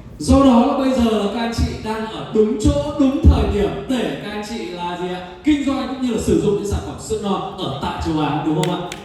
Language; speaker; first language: Vietnamese; native; Vietnamese